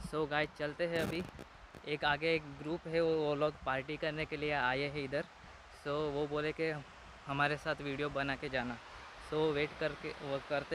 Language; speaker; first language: Hindi; non-native, local second language; Gujarati